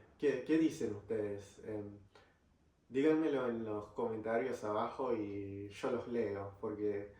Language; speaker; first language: Spanish; non-native, fluent; English